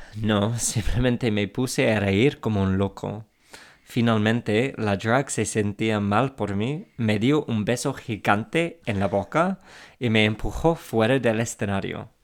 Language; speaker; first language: Spanish; non-native, fluent; English